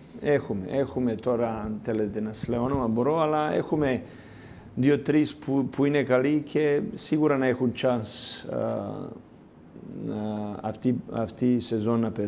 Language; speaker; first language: Greek; non-native, learner; Serbian